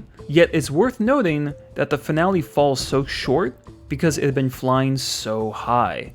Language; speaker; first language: English; native; English